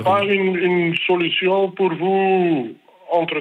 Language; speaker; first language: French; non-native, local second language; Dutch